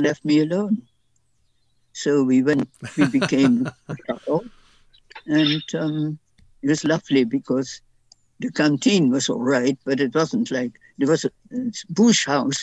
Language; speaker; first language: English; non-native, fluent; Dutch